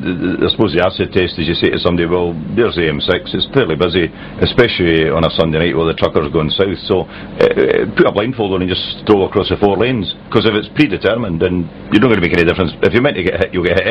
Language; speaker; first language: English; native; English